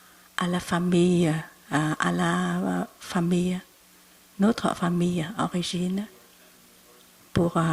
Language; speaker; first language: French; non-native, learner; Vietnamese